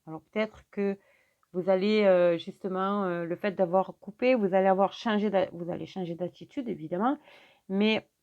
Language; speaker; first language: French; native; French